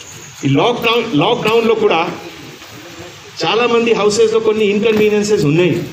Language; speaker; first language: Telugu; non-native, fluent; Hindi